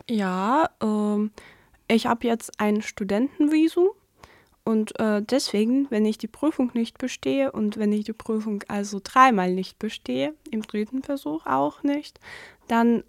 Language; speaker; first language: German; non-native, fluent; Russian